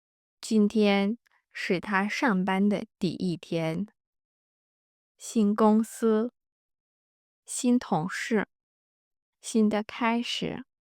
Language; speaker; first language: Chinese; non-native, fluent; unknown